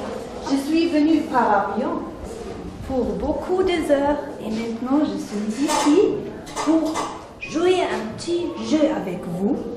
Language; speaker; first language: French; non-native, fluent; German